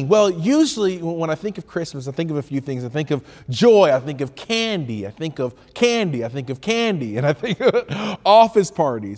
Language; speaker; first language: English; native; English